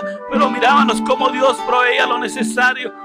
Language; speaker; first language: Spanish; native; Spanish